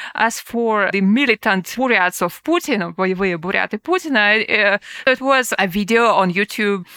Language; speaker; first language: English; non-native, fluent; Russian